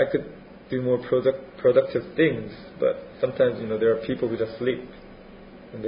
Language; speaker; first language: English; non-native, fluent; Korean